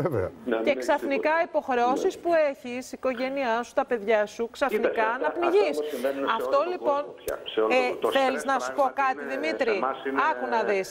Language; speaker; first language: Greek; native; Greek